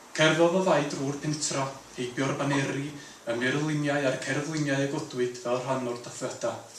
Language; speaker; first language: Welsh; native; Welsh